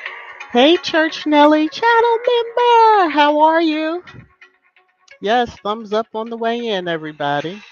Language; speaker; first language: English; native; English